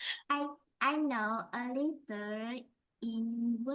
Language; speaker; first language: English; non-native, learner; Vietnamese